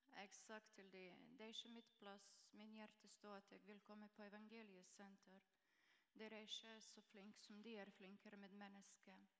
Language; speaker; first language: Norwegian; non-native, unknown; Croatian